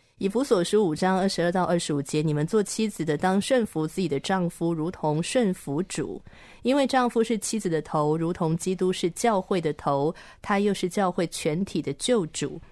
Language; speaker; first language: Chinese; native; Chinese